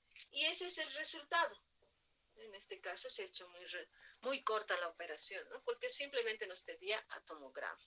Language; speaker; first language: Spanish; native; Spanish